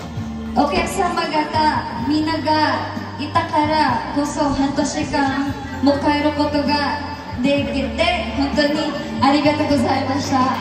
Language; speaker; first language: Japanese; non-native, learner; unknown